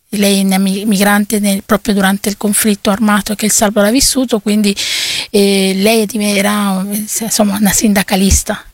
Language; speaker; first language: Italian; early bilingual, other home language; Spanish